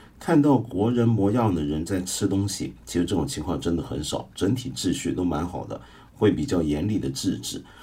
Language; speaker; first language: Chinese; non-native, local second language; Cantonese